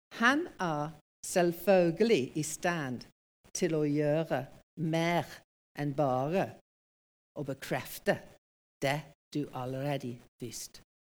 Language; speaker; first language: Norwegian; non-native, fluent; English